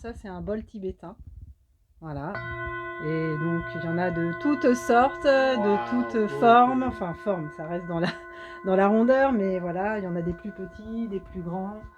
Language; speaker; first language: French; native; French